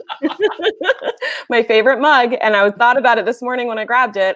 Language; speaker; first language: English; native; English